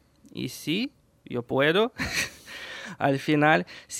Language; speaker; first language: Spanish; non-native, fluent; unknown